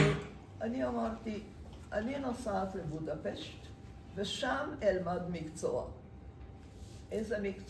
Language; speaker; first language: Hebrew; non-native, fluent; Hungarian